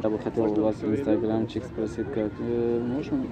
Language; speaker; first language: Russian; non-native, local second language; Tajik